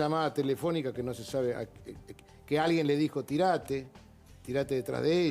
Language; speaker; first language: Spanish; native; Spanish